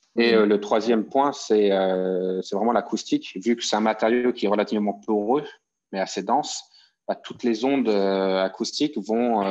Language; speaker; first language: French; native; French